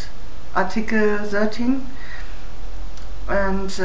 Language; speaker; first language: English; non-native, learner; German